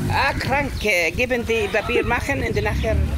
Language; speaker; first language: German; non-native, learner; Arabic